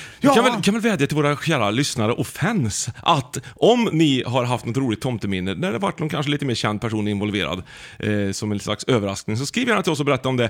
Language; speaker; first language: Swedish; native; Swedish